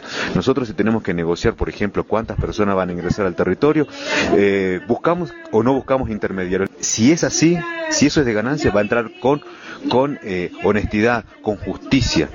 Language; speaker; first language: Spanish; native; Spanish